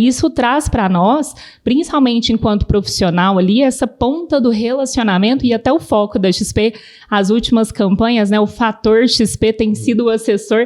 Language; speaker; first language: Portuguese; native; Portuguese